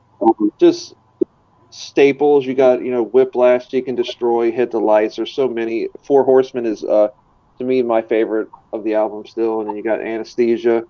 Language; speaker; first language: English; native; English